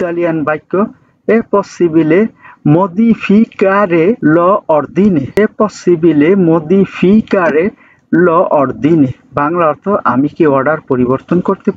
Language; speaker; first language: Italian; non-native, learner; Bangla